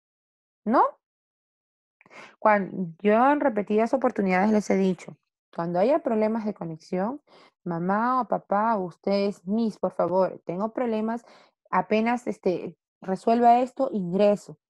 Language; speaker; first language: Spanish; native; Spanish